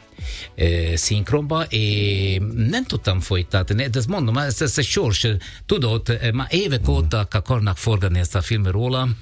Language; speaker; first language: Hungarian; non-native, fluent; Italian